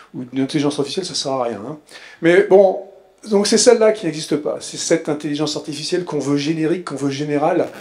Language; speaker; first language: French; native; French